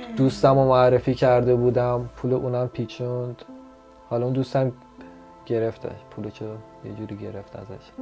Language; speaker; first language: Persian; native; Persian